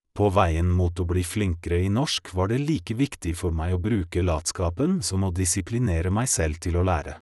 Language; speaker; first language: Norwegian; non-native, fluent; Polish